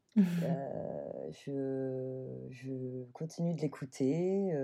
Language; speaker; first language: French; native; French